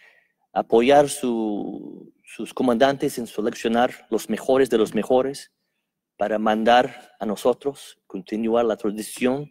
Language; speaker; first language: Spanish; non-native, fluent; English